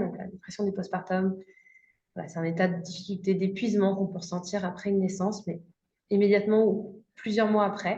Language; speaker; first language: French; native; French